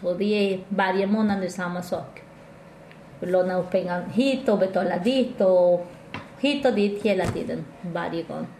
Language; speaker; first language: Swedish; non-native, fluent; Spanish